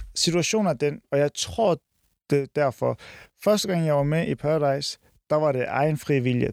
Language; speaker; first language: Danish; early bilingual, other home language; Turkish